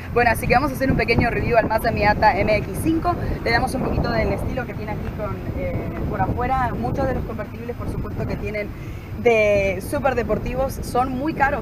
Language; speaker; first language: Spanish; early bilingual, heritage; Spanish